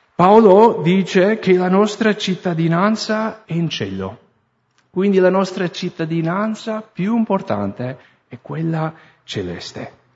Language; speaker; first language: Italian; non-native, fluent; English